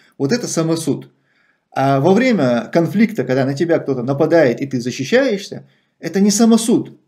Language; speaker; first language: Russian; non-native, local second language; Chechen